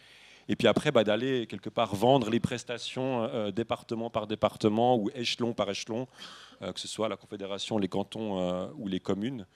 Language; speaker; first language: French; native; French